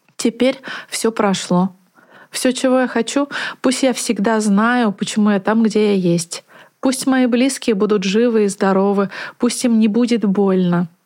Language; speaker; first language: Russian; native; Russian